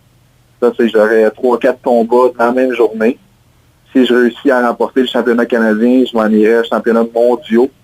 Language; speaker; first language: French; native; French